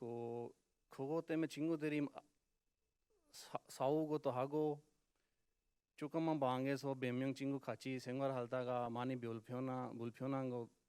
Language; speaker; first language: Korean; non-native, learner; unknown